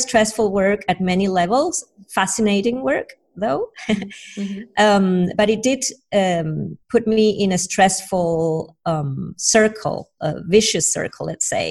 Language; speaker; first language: English; non-native, fluent; Spanish